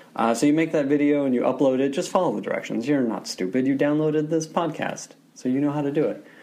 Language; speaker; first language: English; native; English